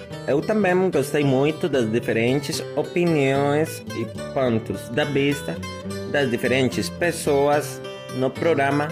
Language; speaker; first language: Portuguese; non-native, learner; Spanish